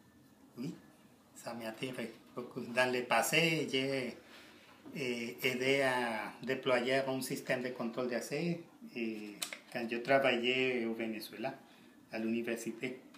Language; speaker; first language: French; non-native, learner; Spanish